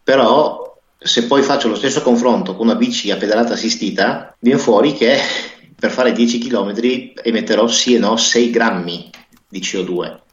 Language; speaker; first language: Italian; native; Italian